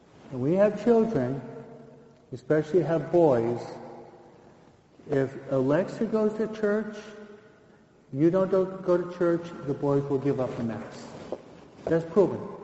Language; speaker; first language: English; native; English